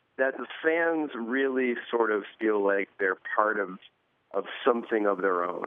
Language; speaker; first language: English; native; English